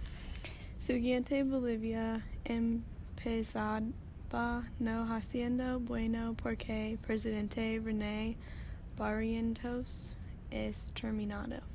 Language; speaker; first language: Spanish; non-native, learner; English